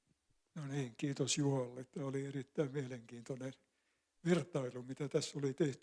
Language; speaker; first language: Finnish; native; Finnish